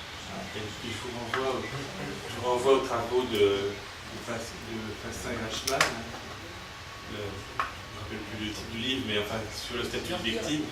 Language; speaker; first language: French; native; French